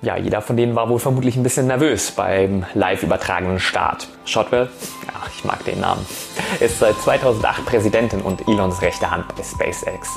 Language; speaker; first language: German; native; German